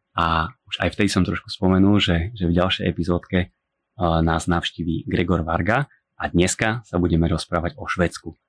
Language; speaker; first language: Slovak; native; Slovak